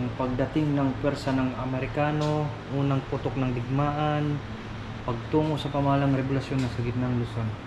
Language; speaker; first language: Filipino; non-native, local second language; Cebuano